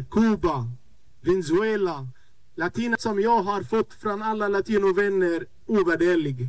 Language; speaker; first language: Swedish; non-native, fluent; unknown